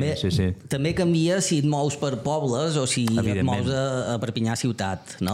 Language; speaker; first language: Catalan; native; Catalan